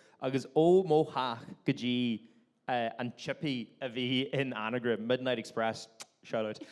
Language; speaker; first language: Irish; non-native, local second language; English